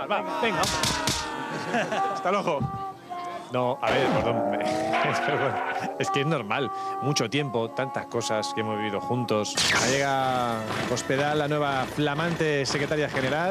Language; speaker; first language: Spanish; native; Spanish